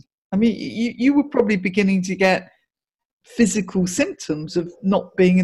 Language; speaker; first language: English; native; English